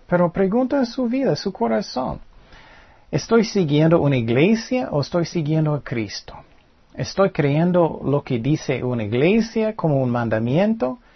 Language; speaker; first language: Spanish; non-native, fluent; English